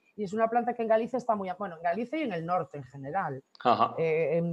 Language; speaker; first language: Spanish; native; Spanish